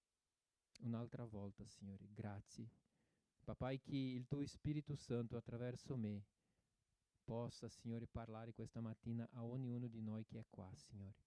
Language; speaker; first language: Italian; non-native, fluent; Portuguese